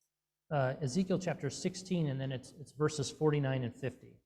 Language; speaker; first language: English; native; English